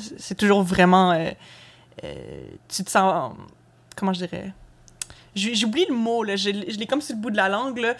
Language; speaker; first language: French; native; French